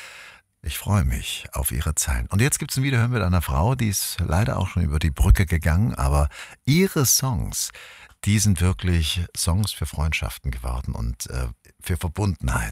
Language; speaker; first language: German; native; German